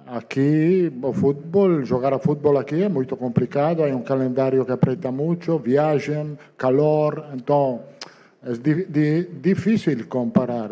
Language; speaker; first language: Portuguese; non-native, fluent; Italian